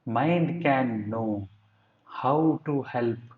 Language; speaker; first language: English; non-native, local second language; Kannada